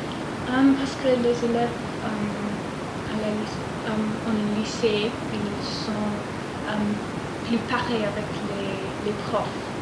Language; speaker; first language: French; non-native, learner; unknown